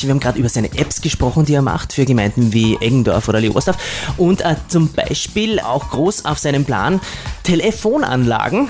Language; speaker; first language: German; native; German